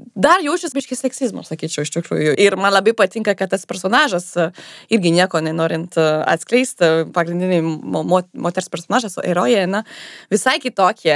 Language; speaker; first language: Lithuanian; non-native, fluent; French